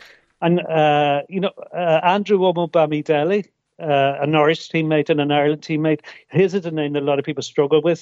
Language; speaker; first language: English; native; English